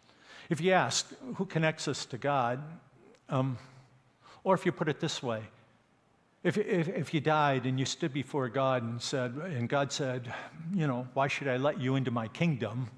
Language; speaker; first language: English; native; English